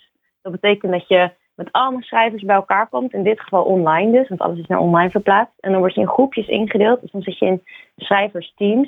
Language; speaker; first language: Dutch; native; Dutch